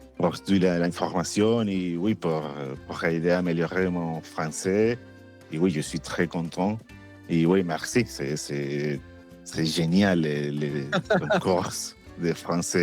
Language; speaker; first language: French; non-native, learner; Spanish